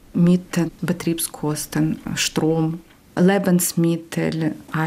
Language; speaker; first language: German; non-native, learner; Ukrainian